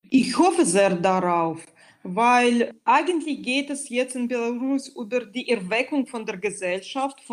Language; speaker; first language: German; non-native, fluent; Russian